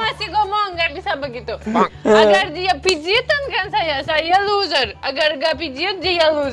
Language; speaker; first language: Indonesian; non-native, learner; Russian